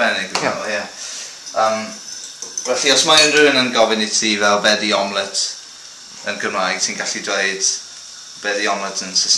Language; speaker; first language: Welsh; non-native, local second language; English